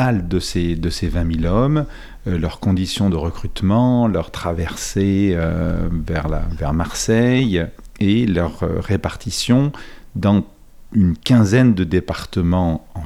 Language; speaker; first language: French; native; French